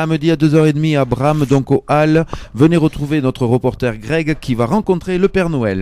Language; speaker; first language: French; native; French